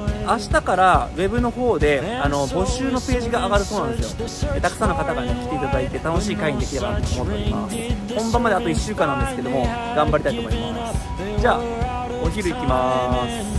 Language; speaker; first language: Japanese; native; Japanese